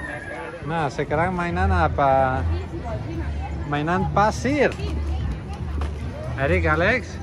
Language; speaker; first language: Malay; non-native, fluent; Catalan